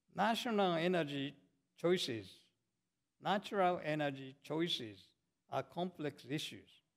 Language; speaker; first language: English; non-native, fluent; Japanese